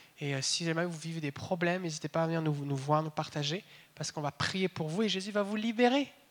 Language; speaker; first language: French; native; French